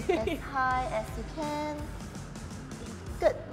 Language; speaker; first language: English; non-native, local second language; Chinese